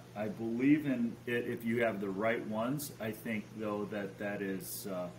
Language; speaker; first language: English; native; English